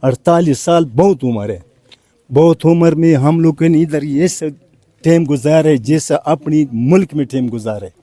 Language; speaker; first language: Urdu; non-native, learner; Pashto